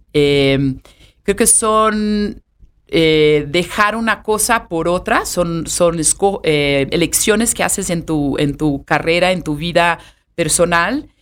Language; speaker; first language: Spanish; non-native, fluent; Portuguese